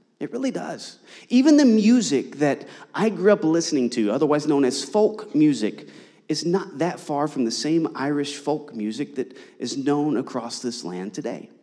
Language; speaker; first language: English; native; English